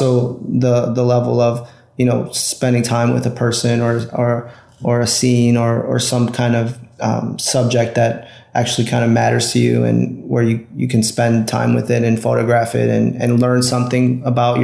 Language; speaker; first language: English; native; English